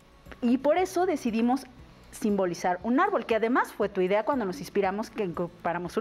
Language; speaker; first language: Spanish; native; Spanish